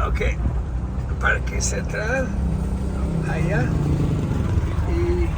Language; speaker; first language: Spanish; non-native, learner; English